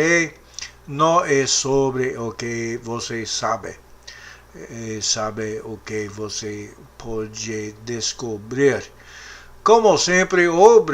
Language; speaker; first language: Portuguese; non-native, learner; English